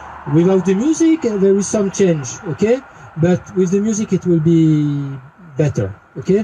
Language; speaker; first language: English; non-native, learner; French